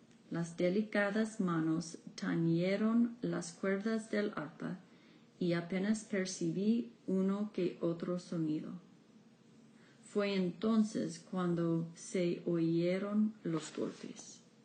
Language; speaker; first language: Spanish; non-native, fluent; English